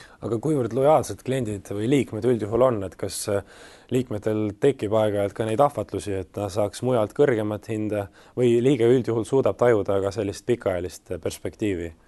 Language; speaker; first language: Estonian; native; Estonian